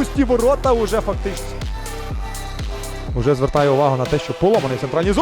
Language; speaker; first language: Ukrainian; native; Ukrainian